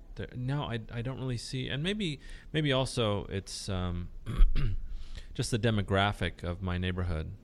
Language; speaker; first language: English; early bilingual, other home language; Spanish